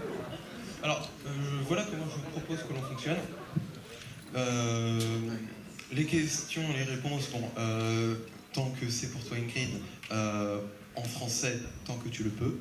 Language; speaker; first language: French; native; French